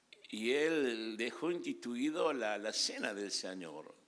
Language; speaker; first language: Spanish; native; Spanish